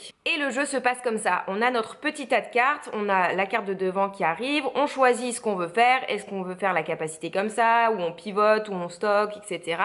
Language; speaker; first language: French; native; French